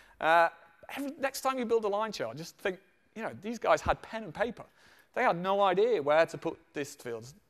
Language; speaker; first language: English; native; English